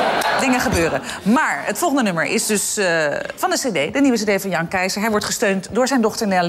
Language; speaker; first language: Dutch; native; Dutch